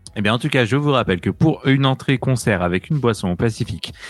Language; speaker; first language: French; native; French